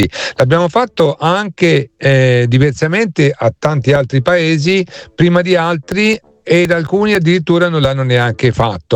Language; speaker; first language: Italian; native; Italian